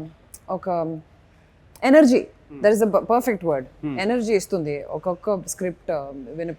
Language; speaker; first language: Telugu; non-native, fluent; Malayalam